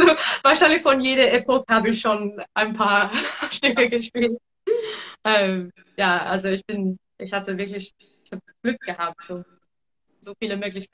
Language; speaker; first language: German; non-native, fluent; English